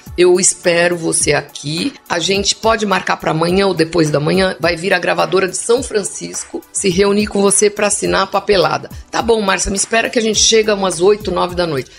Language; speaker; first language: Portuguese; non-native, local second language; English